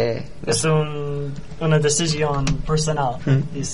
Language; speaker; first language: Spanish; non-native, learner; English